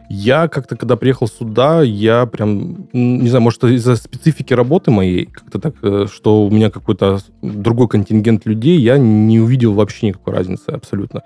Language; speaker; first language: Russian; native; Russian